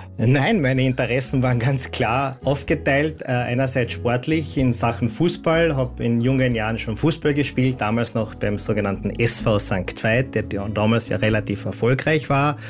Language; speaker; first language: German; native; German